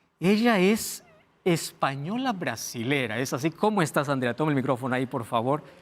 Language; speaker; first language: Spanish; non-native, fluent; Portuguese